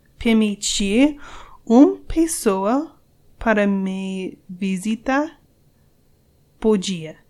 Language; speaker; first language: Portuguese; non-native, learner; English